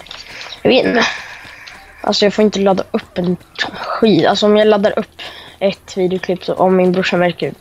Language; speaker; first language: Swedish; native; Swedish